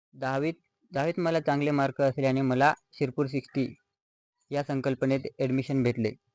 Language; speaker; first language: Marathi; non-native, local second language; Bhili